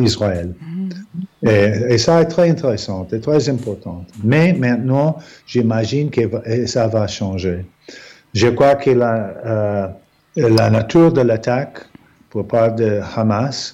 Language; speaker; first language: French; non-native, fluent; English